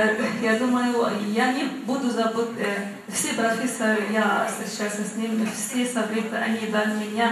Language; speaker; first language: Russian; non-native, learner; Arabic